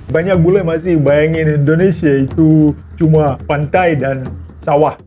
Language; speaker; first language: Indonesian; non-native, fluent; Russian